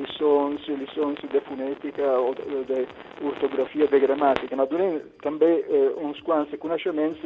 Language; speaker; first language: Catalan; non-native, local second language; Italian